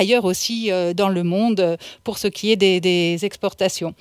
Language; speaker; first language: French; native; French